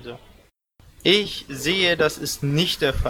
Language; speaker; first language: German; native; German